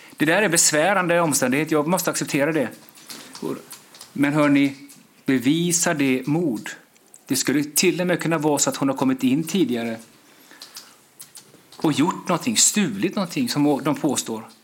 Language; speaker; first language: Swedish; native; Swedish